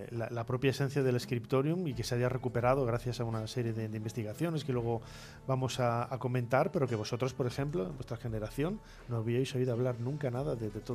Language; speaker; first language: Spanish; native; Spanish